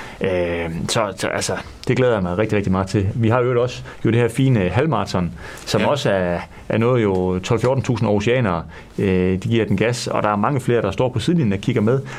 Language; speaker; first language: Danish; native; Danish